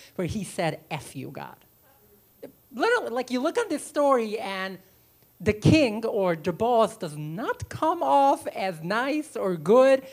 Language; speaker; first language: English; early bilingual, other home language; Yiddish